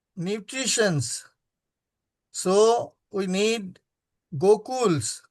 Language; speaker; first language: English; non-native, local second language; Hindi